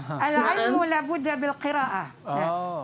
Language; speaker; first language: Arabic; non-native, fluent; Malay